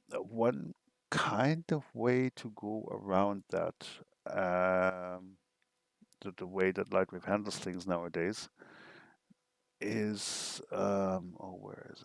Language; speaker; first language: English; non-native, fluent; German